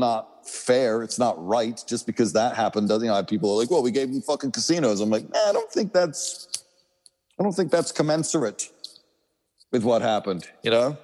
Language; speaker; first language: English; native; English